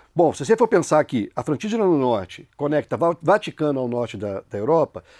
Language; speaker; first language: Portuguese; native; Portuguese